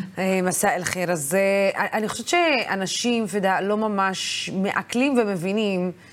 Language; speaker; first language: Hebrew; non-native, local second language; Arabic